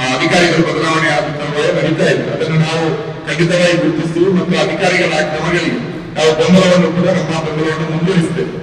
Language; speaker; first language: Kannada; non-native, local second language; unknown